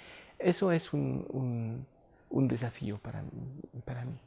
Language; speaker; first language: Spanish; non-native, fluent; French